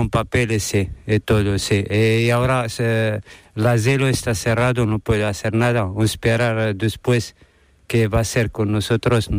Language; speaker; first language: Spanish; non-native, learner; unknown